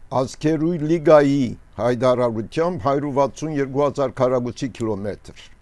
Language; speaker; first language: Armenian; early bilingual, heritage; Armenian